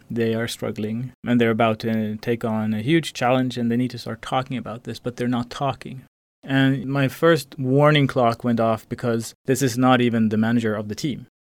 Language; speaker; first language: English; non-native, fluent; Swedish